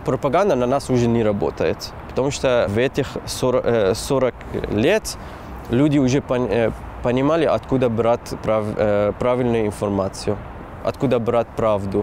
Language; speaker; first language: Russian; non-native, fluent; Persian